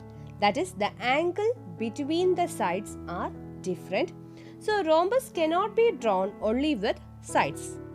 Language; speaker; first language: English; non-native, local second language; Malayalam